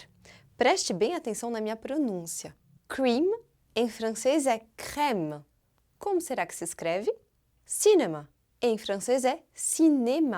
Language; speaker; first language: Portuguese; non-native, fluent; French